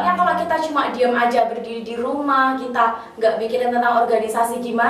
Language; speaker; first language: Indonesian; native; Indonesian